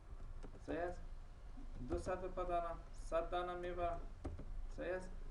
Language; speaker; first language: Persian; non-native, local second language; Pashto